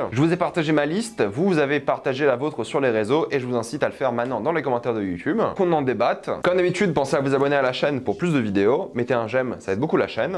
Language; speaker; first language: French; native; French